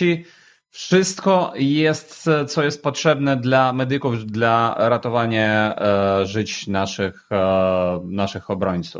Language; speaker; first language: Polish; non-native, fluent; Ukrainian